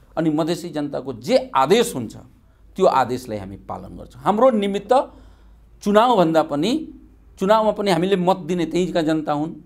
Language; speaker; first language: Nepali; non-native, local second language; Maithili